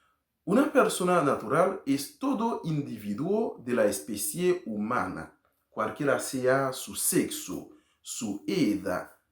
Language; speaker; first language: Spanish; non-native, learner; Haitian Creole